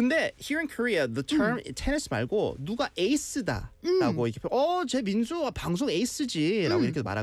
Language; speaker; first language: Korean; early bilingual, heritage; Korean